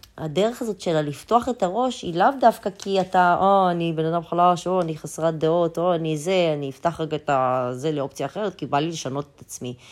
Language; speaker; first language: Hebrew; early bilingual, other home language; Russian